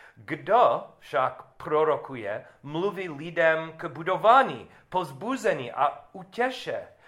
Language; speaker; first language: Czech; non-native, learner; English